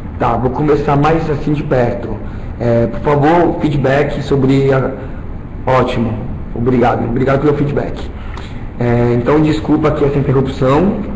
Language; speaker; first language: Portuguese; early bilingual, heritage; Italian